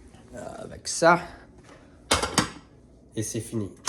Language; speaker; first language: French; non-native, learner; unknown